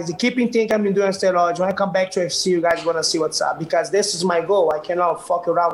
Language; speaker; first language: English; non-native, learner; Portuguese